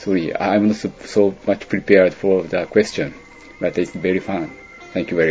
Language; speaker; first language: English; non-native, learner; Japanese